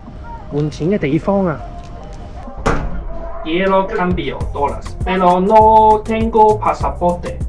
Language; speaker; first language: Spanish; non-native, learner; Cantonese